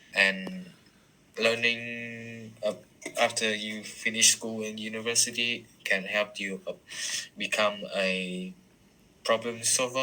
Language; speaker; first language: English; non-native, learner; Vietnamese